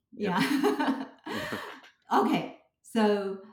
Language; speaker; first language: English; non-native, fluent; Chinese